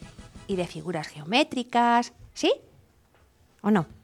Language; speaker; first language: Spanish; native; Spanish